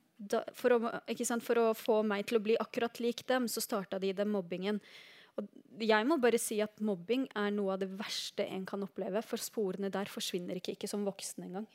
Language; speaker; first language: Norwegian; early bilingual, other home language; Arabic